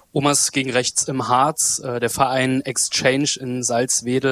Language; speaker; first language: German; native; German